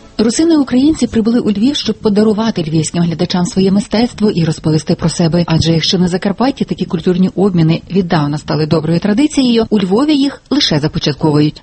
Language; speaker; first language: Ukrainian; native; Ukrainian